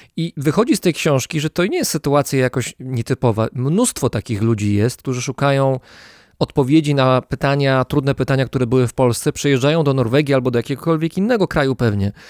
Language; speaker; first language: Polish; native; Polish